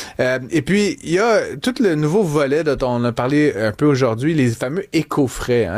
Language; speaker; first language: French; native; French